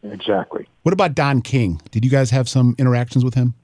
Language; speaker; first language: English; native; English